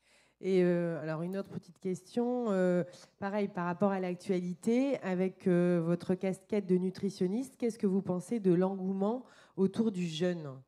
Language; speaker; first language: French; native; French